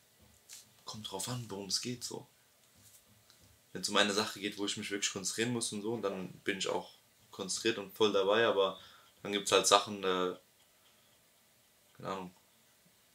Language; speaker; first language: German; early bilingual, other home language; Albanian